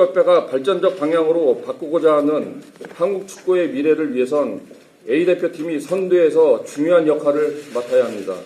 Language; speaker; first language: Korean; native; Korean